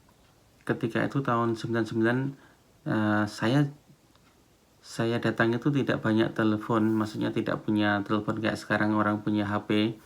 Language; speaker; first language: Indonesian; non-native, local second language; Javanese